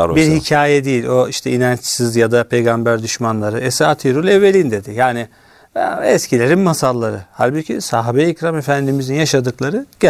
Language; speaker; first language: Turkish; native; Turkish